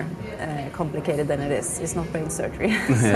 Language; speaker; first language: English; non-native, fluent; Swedish